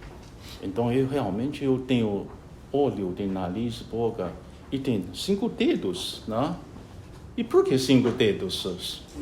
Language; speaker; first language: Portuguese; non-native, fluent; Chinese